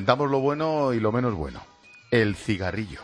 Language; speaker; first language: Spanish; native; Spanish